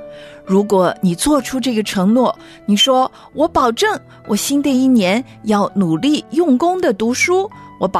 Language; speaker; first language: Chinese; native; Chinese